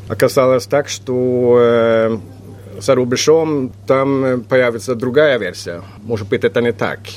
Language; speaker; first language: Russian; non-native, fluent; Swedish